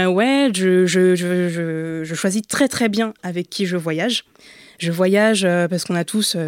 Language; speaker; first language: French; native; French